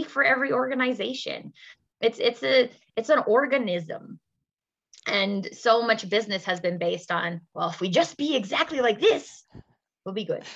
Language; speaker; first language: English; native; English